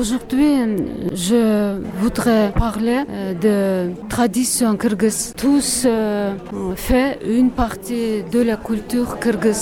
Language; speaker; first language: French; non-native, learner; Kyrgyz